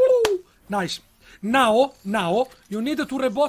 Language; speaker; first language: English; non-native, learner; Italian